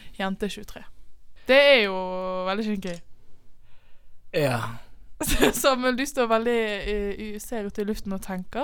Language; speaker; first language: Norwegian; native; Norwegian